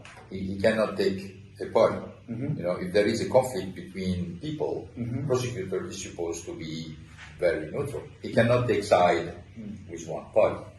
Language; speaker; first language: English; non-native, fluent; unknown